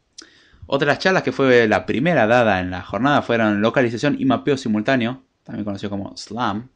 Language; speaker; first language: Spanish; native; Spanish